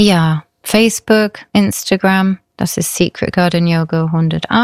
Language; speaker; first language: German; non-native, fluent; English